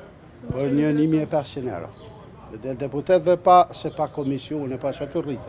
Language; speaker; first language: Albanian; native; Albanian